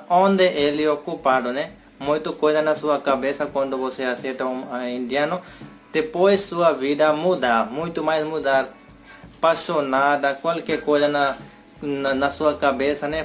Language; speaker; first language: Portuguese; non-native, learner; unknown